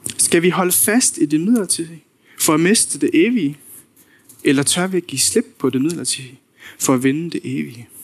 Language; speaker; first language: Danish; non-native, local second language; Faroese